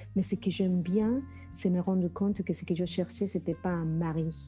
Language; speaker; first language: French; non-native, fluent; Spanish